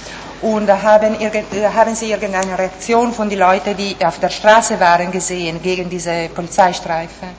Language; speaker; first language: German; non-native, fluent; Italian